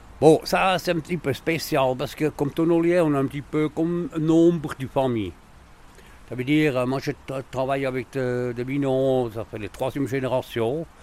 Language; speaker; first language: French; non-native, local second language; Swiss German